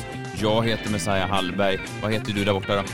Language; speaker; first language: Swedish; native; Swedish